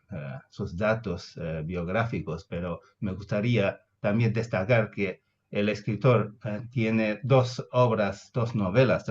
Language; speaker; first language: Spanish; non-native, fluent; Chinese